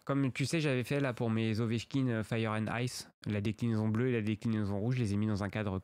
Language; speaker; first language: French; native; French